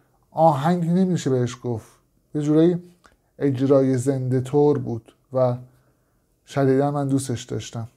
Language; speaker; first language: Persian; native; Persian